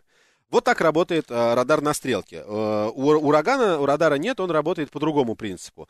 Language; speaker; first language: Russian; native; Russian